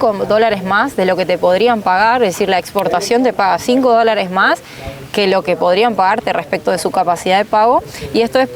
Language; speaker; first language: Spanish; native; Spanish